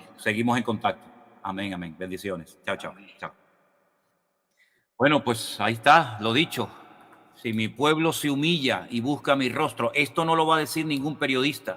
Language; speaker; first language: Spanish; native; Spanish